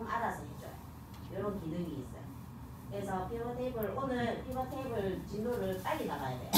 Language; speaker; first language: Korean; native; Korean